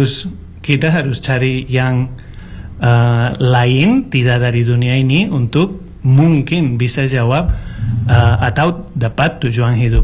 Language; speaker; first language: Indonesian; non-native, fluent; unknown